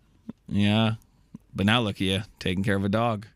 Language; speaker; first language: English; native; English